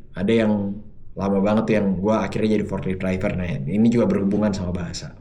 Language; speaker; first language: Indonesian; native; Indonesian